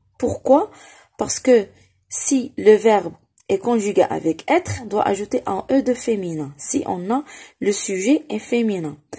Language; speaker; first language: French; non-native, local second language; Arabic